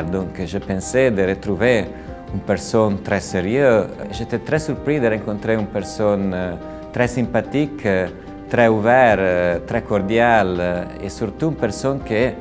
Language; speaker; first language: French; non-native, fluent; Italian